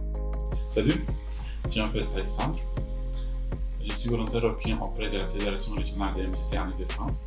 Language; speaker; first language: French; non-native, fluent; Portuguese